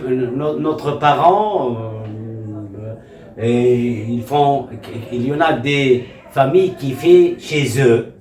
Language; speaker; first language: French; non-native, local second language; Arabic